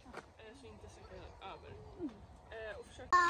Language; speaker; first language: Swedish; native; Swedish